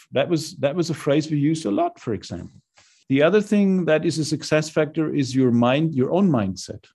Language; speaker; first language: English; non-native, fluent; German